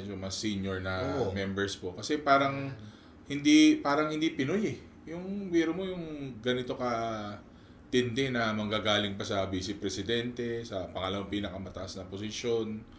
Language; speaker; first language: Filipino; non-native, local second language; Iloko